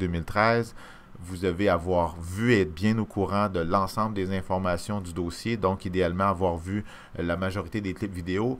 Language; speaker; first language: French; native; French